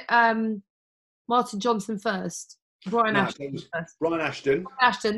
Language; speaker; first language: English; native; English